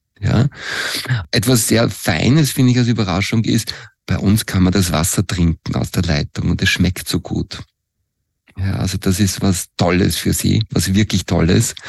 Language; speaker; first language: German; native; German